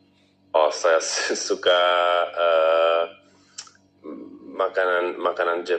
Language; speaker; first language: Indonesian; non-native, learner; Czech